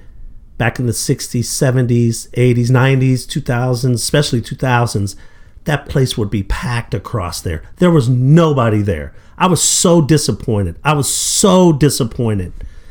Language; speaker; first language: English; native; English